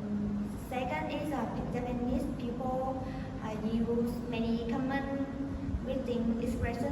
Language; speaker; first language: English; non-native, learner; Vietnamese